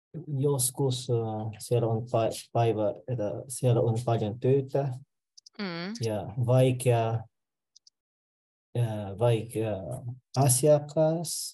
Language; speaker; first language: Finnish; non-native, learner; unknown